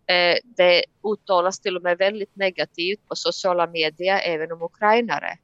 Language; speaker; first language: Swedish; non-native, fluent; Latvian